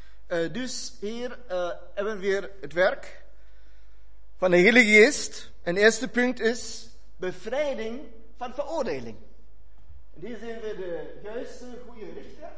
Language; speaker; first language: Dutch; non-native, fluent; German